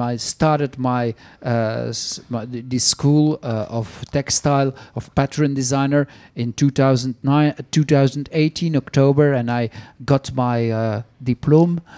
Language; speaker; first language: English; non-native, fluent; Dutch